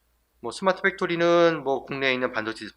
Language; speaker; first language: Korean; native; Korean